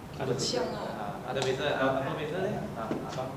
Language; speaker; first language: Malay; non-native, local second language; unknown